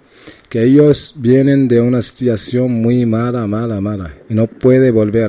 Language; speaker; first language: Spanish; non-native, learner; Arabic